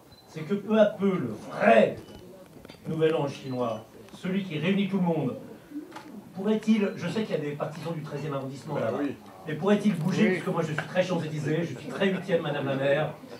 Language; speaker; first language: French; native; French